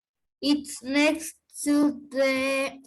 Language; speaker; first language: English; non-native, learner; Spanish